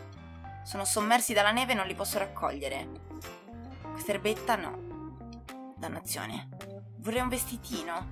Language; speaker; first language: Italian; native; Italian